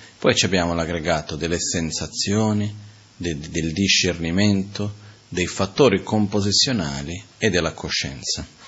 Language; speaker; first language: Italian; non-native, fluent; Portuguese